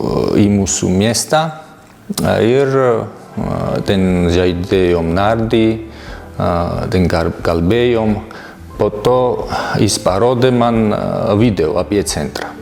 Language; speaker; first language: Lithuanian; non-native, fluent; Georgian